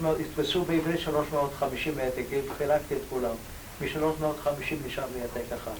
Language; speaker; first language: Hebrew; non-native, fluent; Ladino